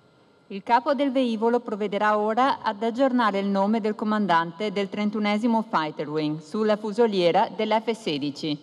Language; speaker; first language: Italian; native; Italian